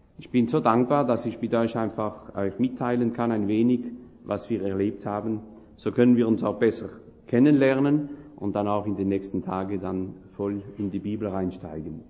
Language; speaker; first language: German; non-native, fluent; French